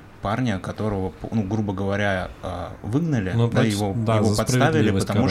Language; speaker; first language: Russian; native; Russian